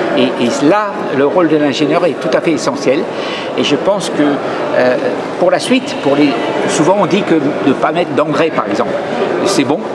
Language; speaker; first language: French; native; French